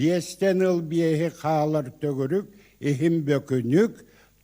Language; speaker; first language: Russian; non-native, local second language; Yakut